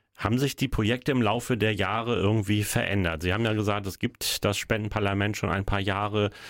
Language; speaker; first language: German; native; German